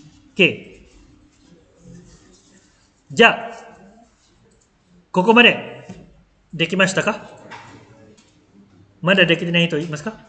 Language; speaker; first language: Japanese; non-native, fluent; Malay